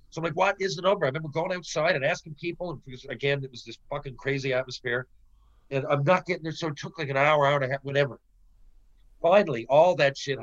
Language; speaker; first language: English; native; English